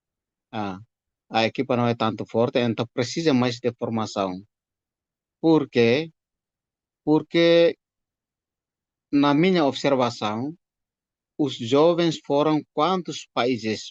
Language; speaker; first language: Portuguese; non-native, fluent; Tetum